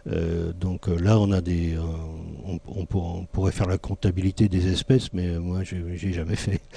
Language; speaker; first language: French; native; French